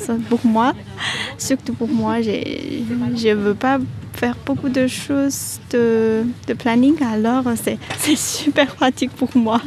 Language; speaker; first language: French; non-native, fluent; Chinese